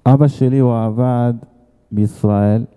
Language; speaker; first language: Hebrew; non-native, fluent; Arabic